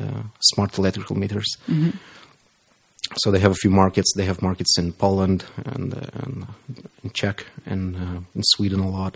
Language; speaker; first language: English; non-native, fluent; Romanian